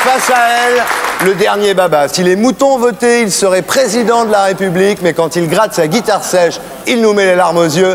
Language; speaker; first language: French; native; French